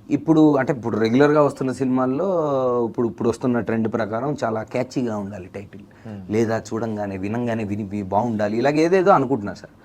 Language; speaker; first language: Telugu; native; Telugu